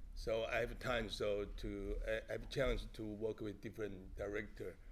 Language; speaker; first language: English; non-native, learner; Chinese